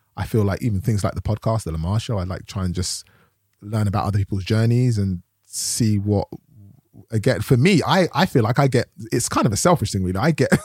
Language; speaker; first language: English; native; English